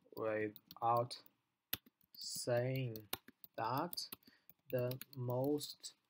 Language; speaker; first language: English; non-native, fluent; Chinese